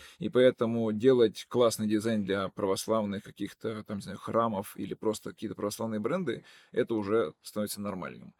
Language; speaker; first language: Russian; non-native, local second language; Udmurt